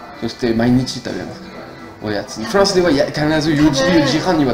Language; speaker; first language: Japanese; non-native, fluent; French